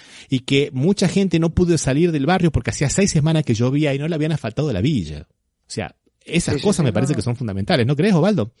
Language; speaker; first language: Spanish; native; Spanish